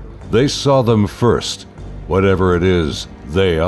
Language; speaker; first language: English; native; English